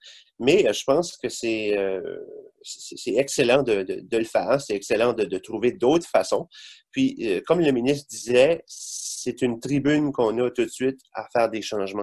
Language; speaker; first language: French; native; French